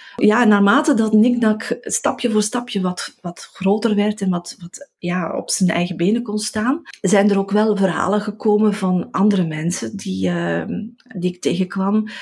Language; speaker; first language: Dutch; native; Dutch